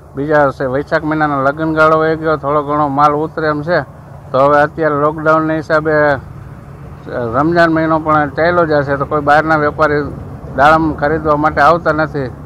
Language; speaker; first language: Gujarati; native; Gujarati